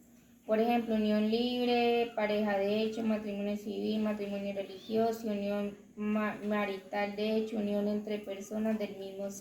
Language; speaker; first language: Spanish; native; Spanish